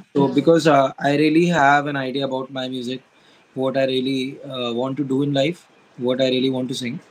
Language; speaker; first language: English; non-native, local second language; Hindi